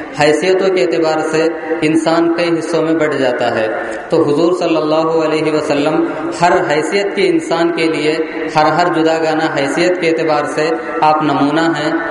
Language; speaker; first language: Urdu; native; Urdu